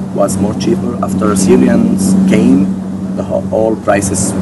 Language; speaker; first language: English; non-native, fluent; Arabic